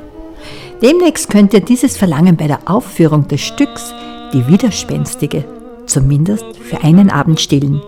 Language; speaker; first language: German; native; German